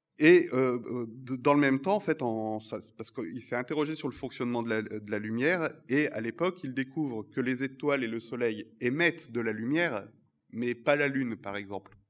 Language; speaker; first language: French; native; French